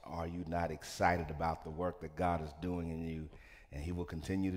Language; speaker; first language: English; native; English